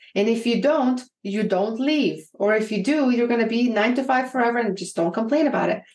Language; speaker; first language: English; non-native, fluent; Bulgarian